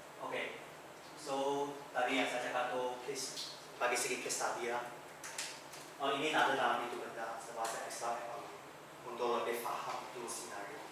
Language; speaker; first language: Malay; non-native, local second language; Chinese